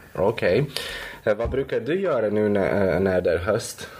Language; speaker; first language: Swedish; non-native, fluent; Spanish